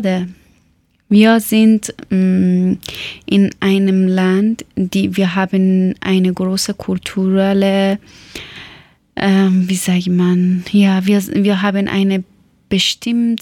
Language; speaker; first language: German; non-native, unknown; Persian